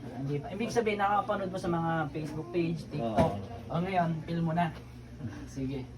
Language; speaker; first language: Filipino; native; Filipino